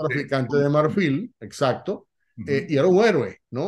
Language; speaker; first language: Spanish; native; Spanish